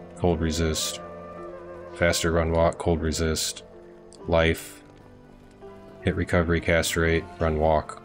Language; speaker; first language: English; native; English